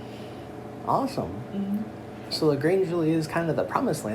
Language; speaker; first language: English; native; English